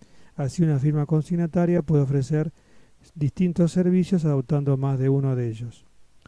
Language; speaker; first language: Spanish; native; Spanish